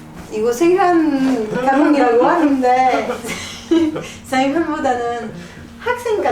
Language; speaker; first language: Korean; non-native, learner; French